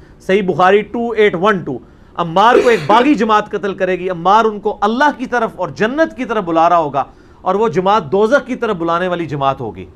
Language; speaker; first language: Urdu; non-native, local second language; Punjabi